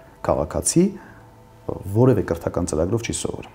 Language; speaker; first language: Armenian; native; Armenian